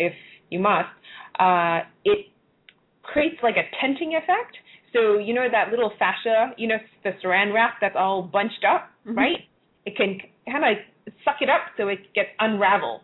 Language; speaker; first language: English; non-native, local second language; Cantonese